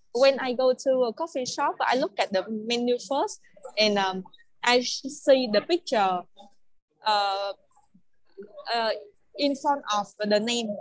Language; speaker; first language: English; non-native, learner; Vietnamese